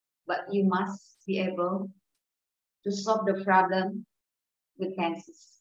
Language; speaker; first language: English; non-native, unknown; Indonesian